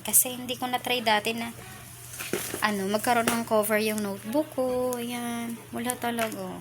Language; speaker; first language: Filipino; non-native, local second language; Cebuano